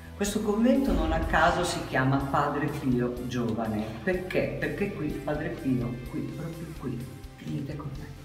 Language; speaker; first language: Italian; native; Italian